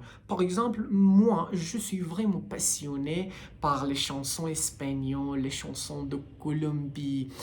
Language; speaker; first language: French; non-native, learner; Persian